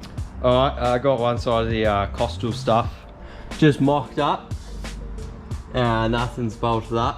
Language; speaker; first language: English; native; English